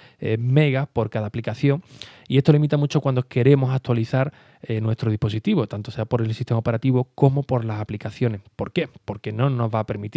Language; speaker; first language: Spanish; native; Spanish